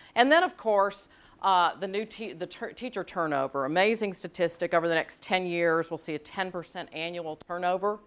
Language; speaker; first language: English; native; English